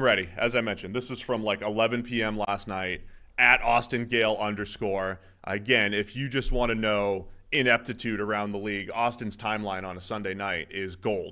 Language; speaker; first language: English; native; English